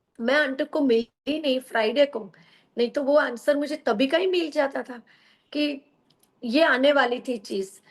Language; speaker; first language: Hindi; non-native, local second language; Gujarati